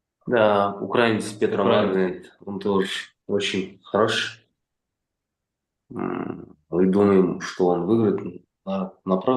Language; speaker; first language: Russian; non-native, local second language; Kazakh